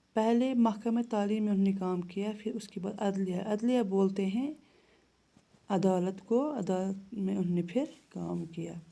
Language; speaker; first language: Urdu; non-native, local second language; Kashmiri